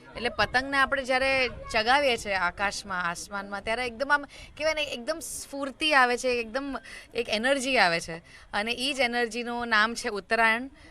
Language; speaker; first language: Gujarati; native; Gujarati